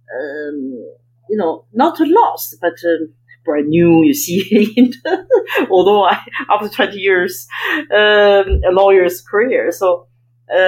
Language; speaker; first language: English; non-native, fluent; Chinese